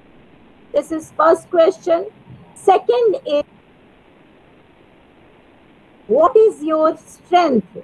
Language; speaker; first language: English; non-native, learner; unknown